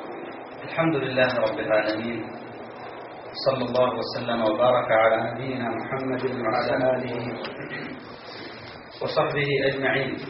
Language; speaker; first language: Arabic; native; Arabic